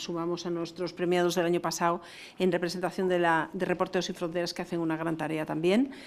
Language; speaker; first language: Spanish; native; Spanish